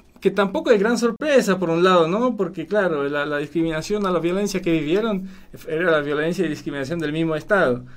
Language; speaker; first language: Spanish; non-native, fluent; Polish